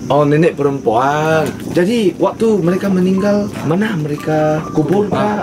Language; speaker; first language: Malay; non-native, local second language; Chinese